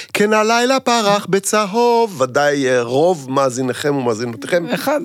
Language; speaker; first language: Hebrew; native; Hebrew